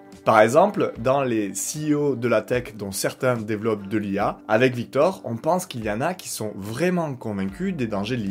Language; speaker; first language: French; native; French